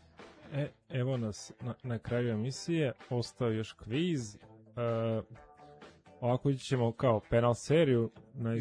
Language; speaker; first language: Serbian; native; Serbian